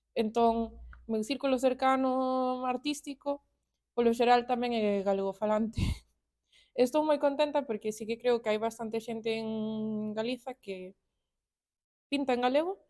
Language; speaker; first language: Galician; non-native, local second language; Spanish